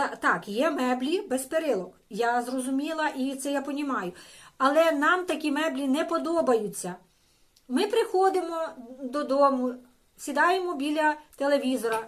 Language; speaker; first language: Ukrainian; non-native, local second language; Russian